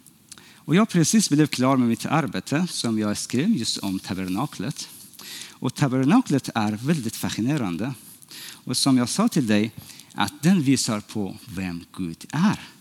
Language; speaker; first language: Swedish; non-native, fluent; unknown